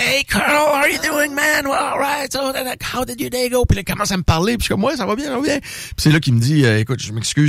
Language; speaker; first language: French; native; French